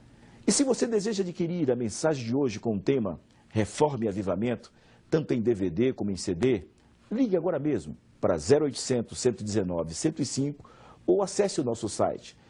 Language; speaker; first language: Portuguese; native; Portuguese